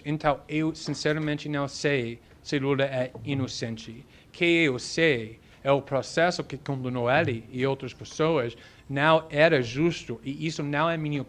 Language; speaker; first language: Portuguese; non-native, fluent; English